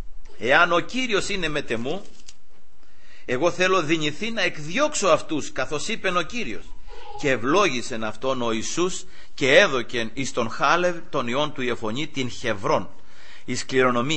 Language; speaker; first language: Greek; native; Greek